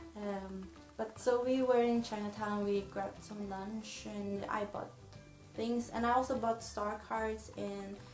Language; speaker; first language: English; non-native, fluent; Swedish